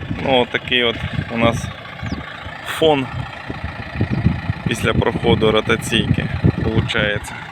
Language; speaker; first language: Ukrainian; native; Ukrainian